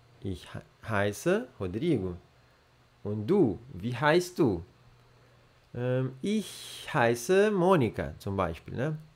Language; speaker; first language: German; non-native, learner; Portuguese